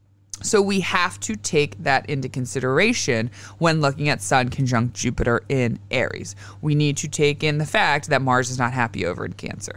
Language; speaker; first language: English; native; English